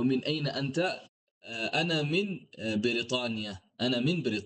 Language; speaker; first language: Arabic; non-native, fluent; English